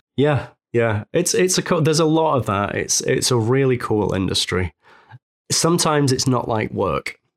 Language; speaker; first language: English; native; English